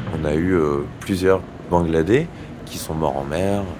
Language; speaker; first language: French; native; French